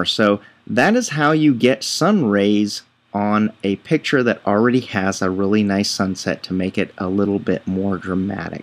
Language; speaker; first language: English; native; English